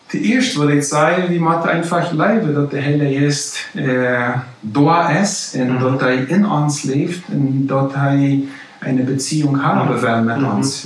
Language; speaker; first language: German; non-native, learner; Plautdietsch